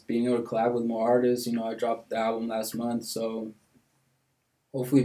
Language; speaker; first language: English; native; English